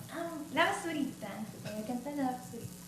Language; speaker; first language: Spanish; early bilingual, other home language; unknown